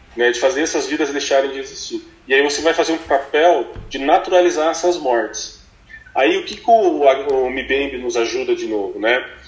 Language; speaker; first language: Portuguese; native; Portuguese